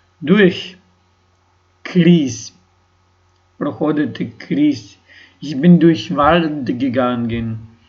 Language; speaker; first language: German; non-native, learner; Ukrainian